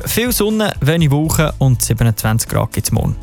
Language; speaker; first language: German; native; German